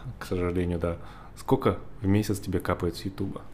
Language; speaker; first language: Russian; native; Russian